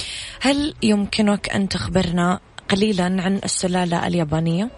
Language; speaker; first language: Arabic; native; Arabic